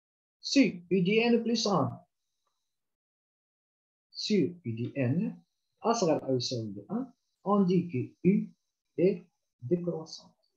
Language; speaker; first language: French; non-native, local second language; Arabic